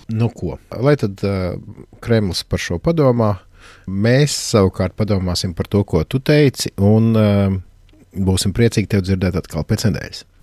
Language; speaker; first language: Latvian; native; Latvian